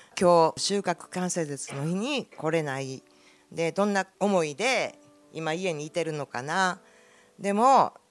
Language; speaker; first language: Japanese; native; Japanese